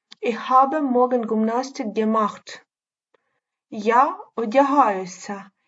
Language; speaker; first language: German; non-native, learner; Ukrainian